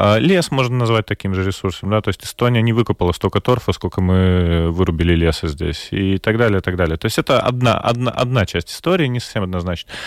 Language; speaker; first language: Russian; non-native, local second language; Latvian